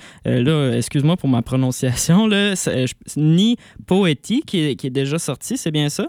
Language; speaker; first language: French; native; French